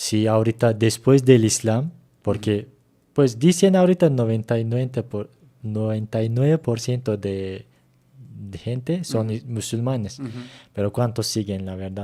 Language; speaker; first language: Spanish; non-native, learner; Turkish